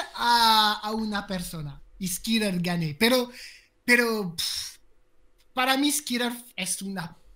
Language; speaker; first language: Spanish; non-native, fluent; French